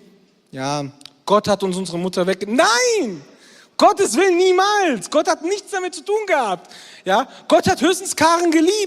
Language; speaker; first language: German; native; German